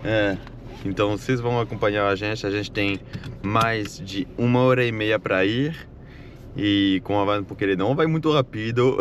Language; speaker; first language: Portuguese; non-native, fluent; French